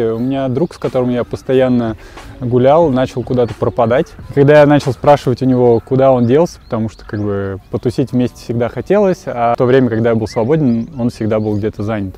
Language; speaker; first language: Russian; native; Russian